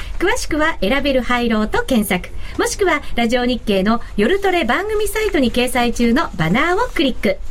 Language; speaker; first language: Japanese; native; Japanese